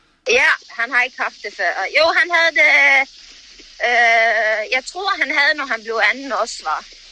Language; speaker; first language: Danish; non-native, fluent; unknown